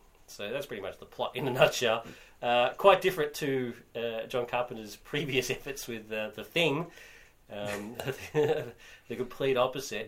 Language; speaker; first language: English; native; English